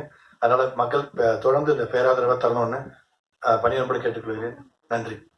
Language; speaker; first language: Tamil; native; Tamil